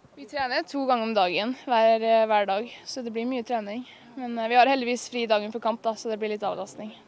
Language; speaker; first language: Norwegian; native; Norwegian